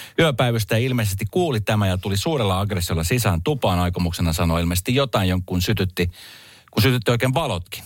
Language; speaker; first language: Finnish; native; Finnish